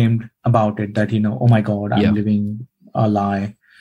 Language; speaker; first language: English; non-native, local second language; Hindi